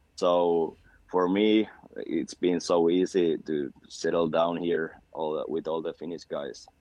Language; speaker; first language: English; non-native, fluent; Finnish